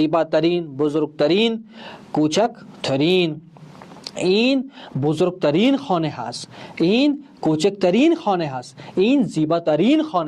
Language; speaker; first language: Persian; non-native, fluent; Urdu